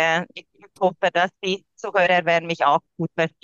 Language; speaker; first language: German; non-native, local second language; Hungarian